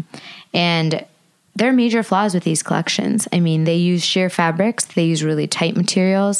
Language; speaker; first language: English; native; English